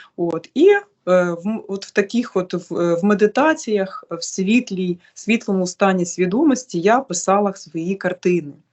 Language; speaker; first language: Ukrainian; native; Ukrainian